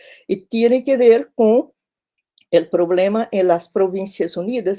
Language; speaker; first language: Spanish; non-native, fluent; Portuguese